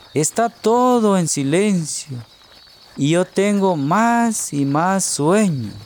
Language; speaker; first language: Spanish; native; Spanish